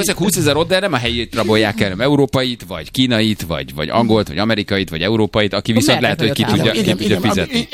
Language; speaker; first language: Hungarian; native; Hungarian